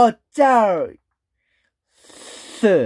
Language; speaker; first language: Chinese; non-native, learner; Korean